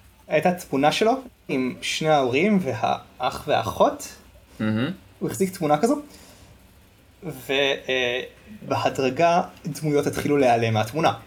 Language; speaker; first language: Hebrew; native; Hebrew